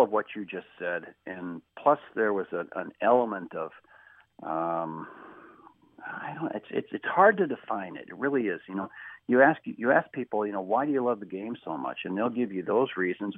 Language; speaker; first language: English; native; English